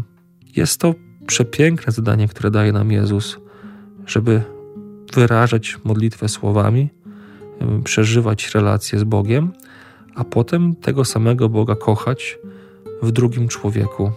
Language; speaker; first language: Polish; native; Polish